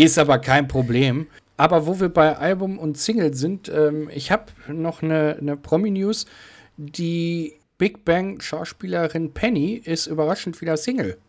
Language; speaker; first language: German; native; German